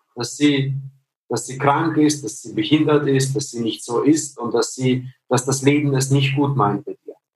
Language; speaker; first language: German; native; German